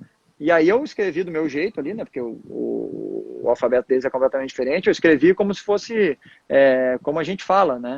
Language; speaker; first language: Portuguese; native; Portuguese